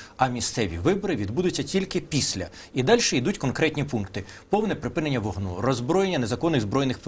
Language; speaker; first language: Ukrainian; native; Ukrainian